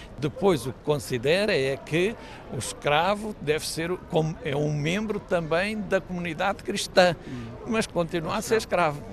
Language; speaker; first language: Portuguese; native; Portuguese